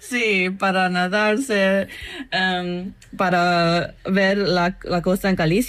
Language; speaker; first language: Spanish; non-native, fluent; English